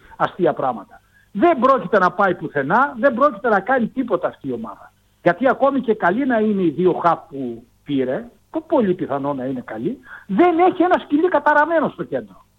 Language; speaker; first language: Greek; native; Greek